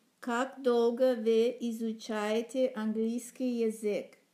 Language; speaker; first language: Russian; non-native, learner; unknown